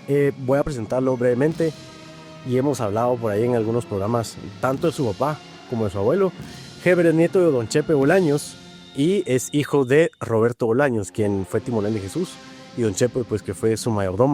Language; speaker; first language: Spanish; native; Spanish